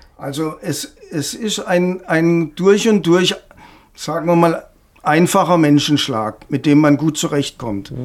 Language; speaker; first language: German; native; German